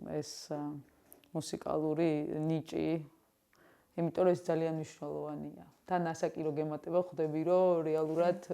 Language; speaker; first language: Georgian; non-native, local second language; Armenian